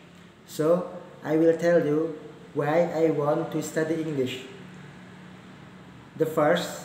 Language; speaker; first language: English; non-native, learner; Indonesian